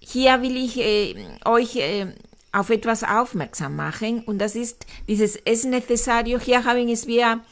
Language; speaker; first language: German; non-native, fluent; Spanish